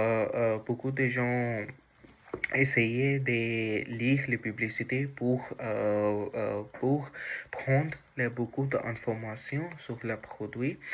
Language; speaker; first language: French; non-native, learner; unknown